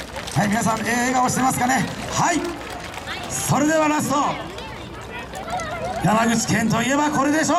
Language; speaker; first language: Japanese; native; Japanese